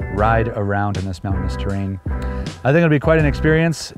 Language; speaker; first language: English; native; English